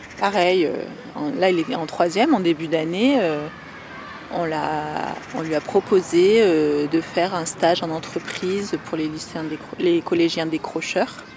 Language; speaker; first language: French; native; French